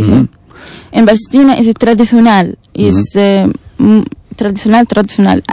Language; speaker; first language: Spanish; non-native, learner; Arabic